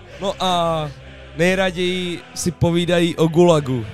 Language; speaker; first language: Czech; native; Czech